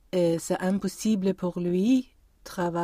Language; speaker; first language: French; non-native, learner; Swedish